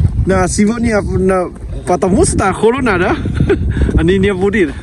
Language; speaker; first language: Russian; non-native, learner; Lao